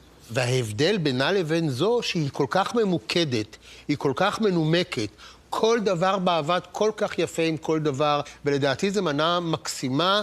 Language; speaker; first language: Hebrew; native; Hebrew